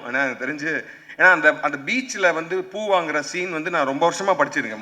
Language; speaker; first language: Tamil; native; Tamil